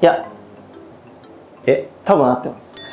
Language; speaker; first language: Japanese; native; Japanese